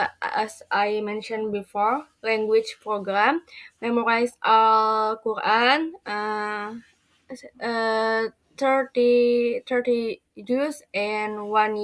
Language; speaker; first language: English; non-native, learner; Indonesian